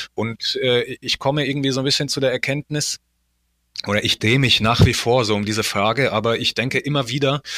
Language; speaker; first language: German; early bilingual, other home language; Polish